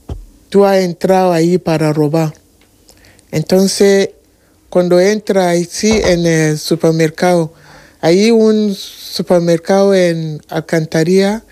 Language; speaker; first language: Spanish; non-native, learner; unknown